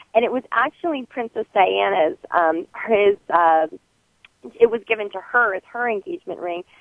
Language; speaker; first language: English; native; English